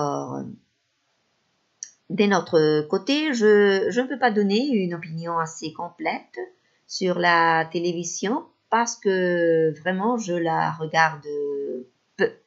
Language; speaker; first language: French; non-native, fluent; Spanish